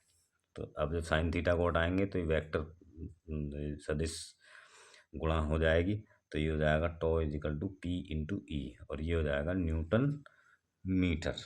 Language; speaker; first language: Hindi; native; Hindi